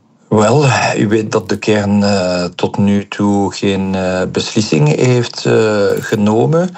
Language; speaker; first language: Dutch; non-native, local second language; French